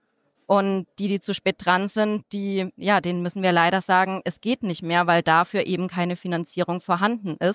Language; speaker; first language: German; native; German